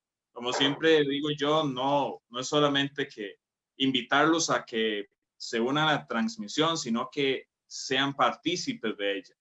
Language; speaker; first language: Spanish; native; Spanish